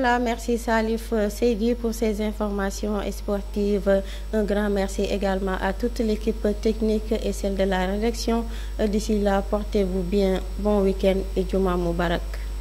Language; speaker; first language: French; non-native, local second language; Fula